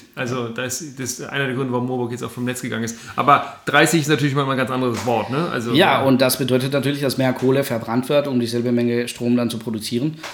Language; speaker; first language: German; non-native, fluent; Spanish